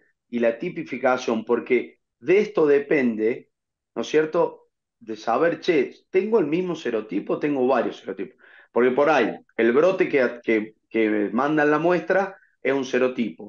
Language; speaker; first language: Spanish; native; Spanish